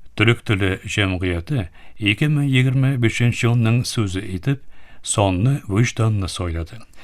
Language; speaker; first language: Tatar; early bilingual, heritage; Tatar